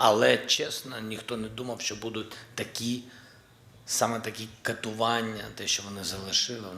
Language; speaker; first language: Ukrainian; non-native, local second language; Russian